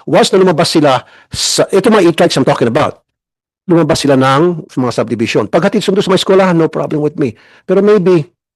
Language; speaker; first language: Filipino; native; Filipino